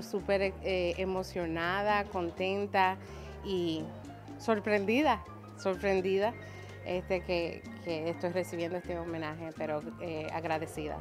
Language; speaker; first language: Spanish; early bilingual, other home language; English